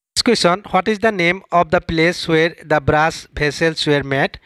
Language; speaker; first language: English; non-native, local second language; Assamese